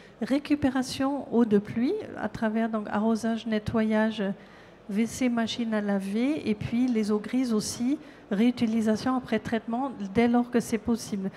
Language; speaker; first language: French; non-native, fluent; German